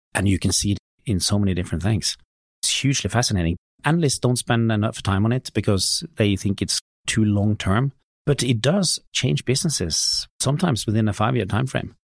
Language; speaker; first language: English; non-native, fluent; Norwegian